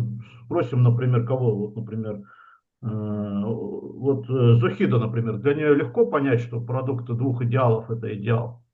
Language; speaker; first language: Russian; native; Russian